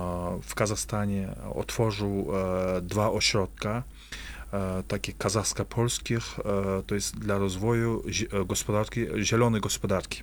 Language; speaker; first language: Polish; non-native, fluent; Russian